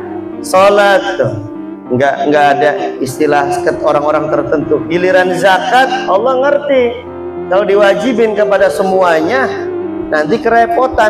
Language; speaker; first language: Indonesian; native; Indonesian